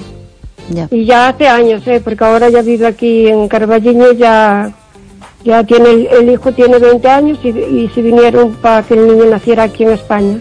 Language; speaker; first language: Spanish; native; Spanish